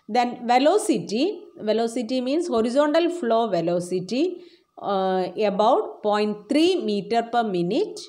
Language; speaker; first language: English; non-native, local second language; Malayalam